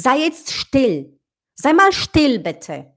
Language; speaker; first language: German; non-native, fluent; Portuguese